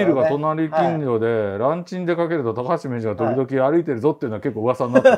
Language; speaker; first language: Japanese; native; Japanese